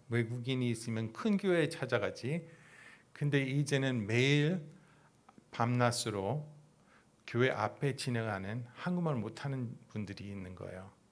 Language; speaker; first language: Korean; non-native, fluent; English